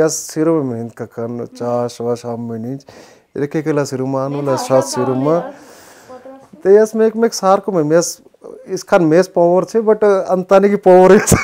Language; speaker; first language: Armenian; non-native, learner; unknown